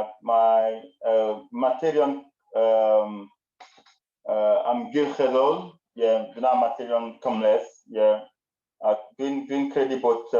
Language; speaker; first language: Welsh; non-native, learner; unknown